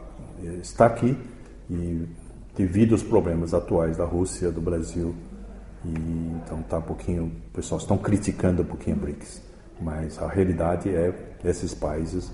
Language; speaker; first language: Portuguese; early bilingual, other home language; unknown